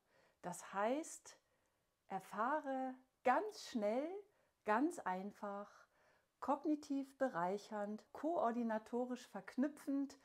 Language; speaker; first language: German; native; German